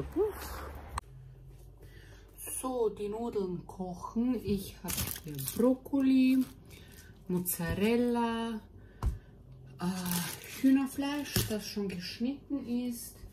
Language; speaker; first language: German; early bilingual, heritage; German